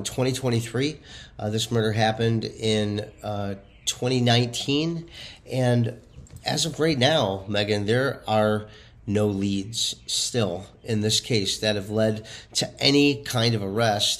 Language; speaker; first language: English; native; English